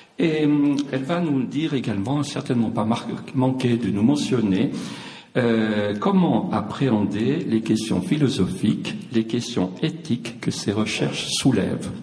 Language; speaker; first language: French; native; French